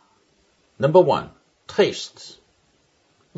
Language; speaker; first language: English; non-native, fluent; Chinese